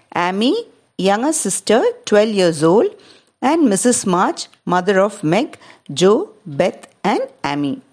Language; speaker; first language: English; non-native, local second language; Malayalam